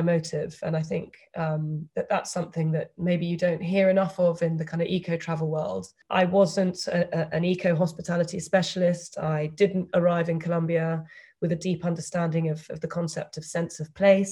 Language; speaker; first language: English; native; English